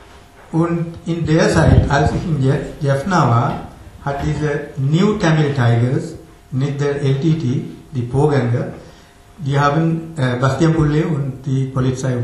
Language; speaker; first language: German; non-native, fluent; Tamil